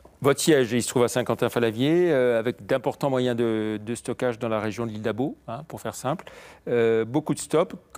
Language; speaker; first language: French; native; French